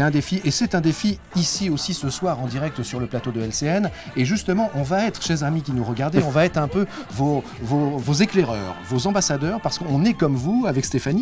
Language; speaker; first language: French; native; French